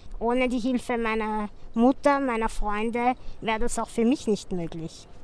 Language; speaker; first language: German; native; German